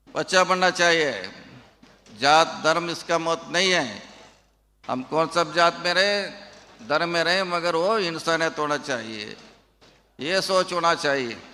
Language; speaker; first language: Hindi; non-native, local second language; Kannada